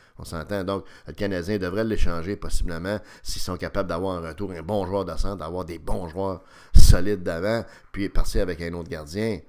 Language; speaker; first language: French; native; French